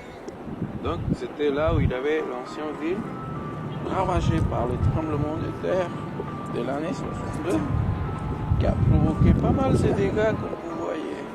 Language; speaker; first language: French; non-native, fluent; Spanish